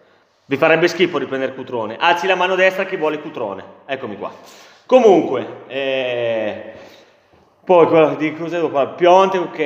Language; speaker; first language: Italian; native; Italian